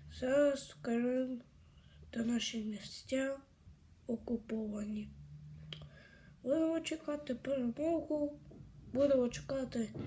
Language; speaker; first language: Ukrainian; non-native, local second language; Crimean Tatar